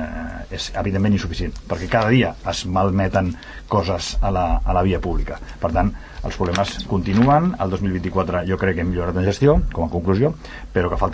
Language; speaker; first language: Catalan; native; Catalan